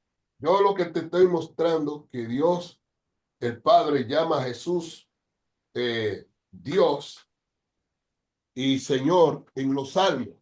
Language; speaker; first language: Spanish; non-native, fluent; English